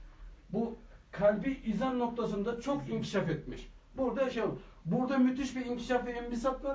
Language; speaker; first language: Turkish; native; Turkish